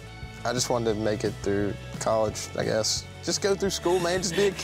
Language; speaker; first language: English; native; English